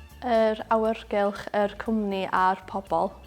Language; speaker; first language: Welsh; non-native, local second language; English